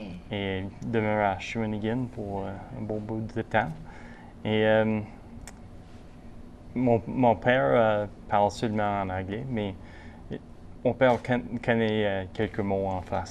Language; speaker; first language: French; non-native, local second language; English